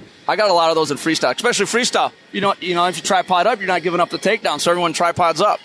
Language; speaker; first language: English; native; English